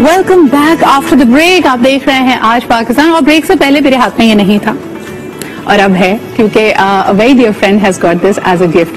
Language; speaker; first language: Urdu; native; Urdu